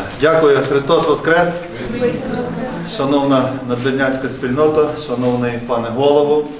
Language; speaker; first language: Ukrainian; native; Ukrainian